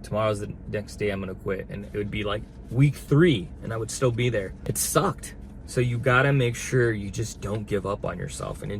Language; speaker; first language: English; native; English